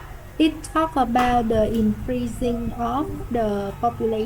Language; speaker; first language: English; non-native, learner; Vietnamese